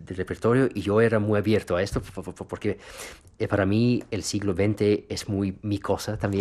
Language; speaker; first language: Spanish; non-native, fluent; Russian